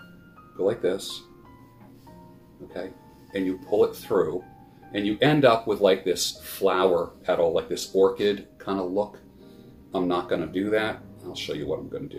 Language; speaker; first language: English; native; English